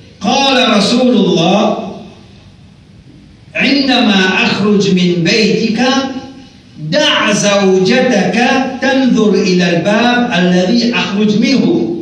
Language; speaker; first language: Arabic; non-native, fluent; Morisyen